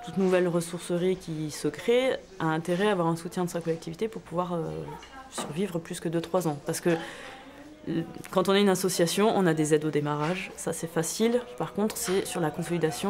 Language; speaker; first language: French; native; French